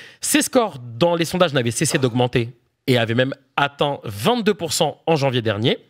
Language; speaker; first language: French; native; French